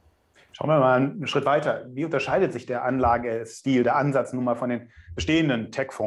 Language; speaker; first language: German; native; German